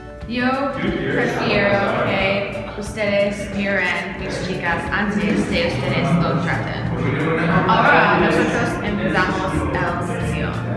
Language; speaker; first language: Spanish; non-native, learner; English